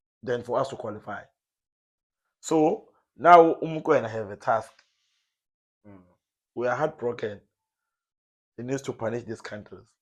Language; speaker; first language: English; non-native, local second language; Zulu